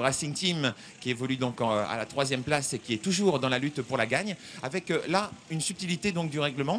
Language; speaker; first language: French; native; French